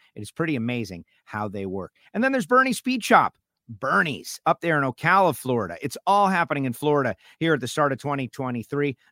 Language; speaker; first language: English; native; English